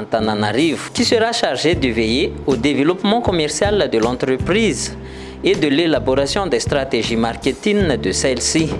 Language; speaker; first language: French; non-native, local second language; Malagasy